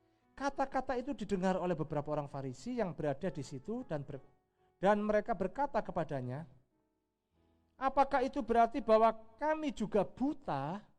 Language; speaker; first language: Indonesian; native; Indonesian